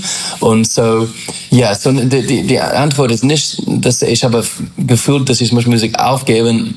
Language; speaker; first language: German; non-native, learner; English